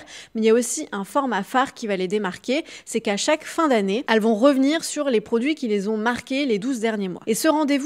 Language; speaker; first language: French; native; French